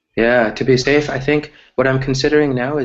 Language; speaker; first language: English; early bilingual, other home language; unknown